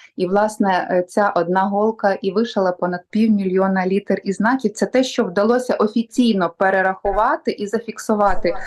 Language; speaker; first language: Ukrainian; native; Ukrainian